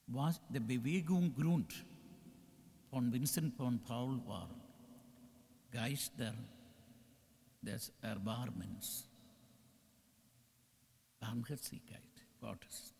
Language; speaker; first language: German; non-native, learner; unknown